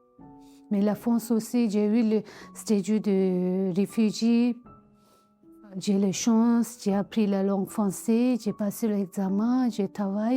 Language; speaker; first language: French; non-native, learner; Tibetan